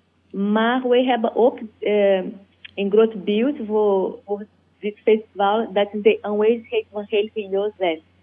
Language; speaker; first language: Dutch; non-native, learner; Portuguese